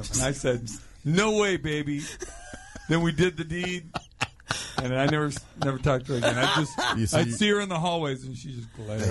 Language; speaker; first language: English; native; English